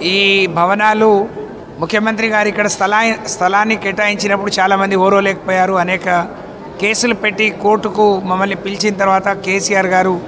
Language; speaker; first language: Telugu; non-native, local second language; Lambadi